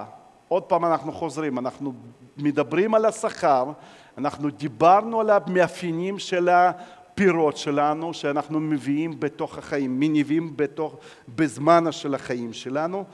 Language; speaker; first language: Hebrew; non-native, fluent; Russian